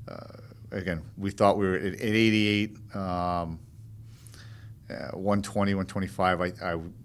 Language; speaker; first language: English; native; English